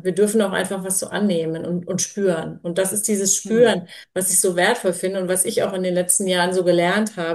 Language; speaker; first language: German; native; German